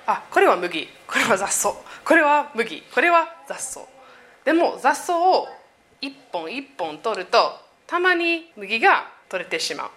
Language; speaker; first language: Japanese; non-native, fluent; English